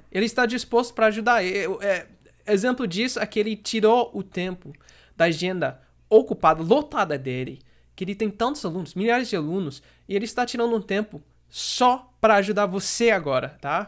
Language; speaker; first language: Portuguese; non-native, fluent; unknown